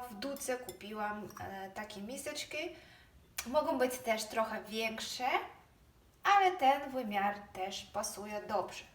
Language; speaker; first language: Polish; non-native, fluent; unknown